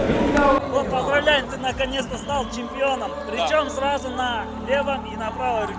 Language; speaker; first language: Russian; native; Russian